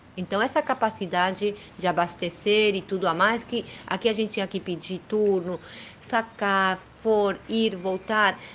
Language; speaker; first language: Portuguese; early bilingual, heritage; Portuguese